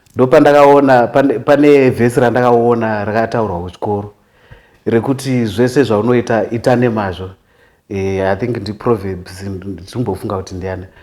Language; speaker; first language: Shona; non-native, local second language; North Ndebele